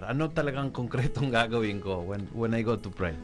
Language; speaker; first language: Filipino; non-native, local second language; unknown